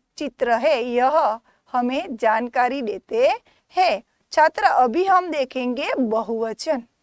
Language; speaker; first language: Hindi; non-native, local second language; Gujarati